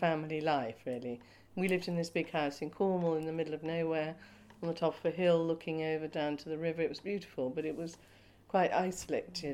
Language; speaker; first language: English; native; English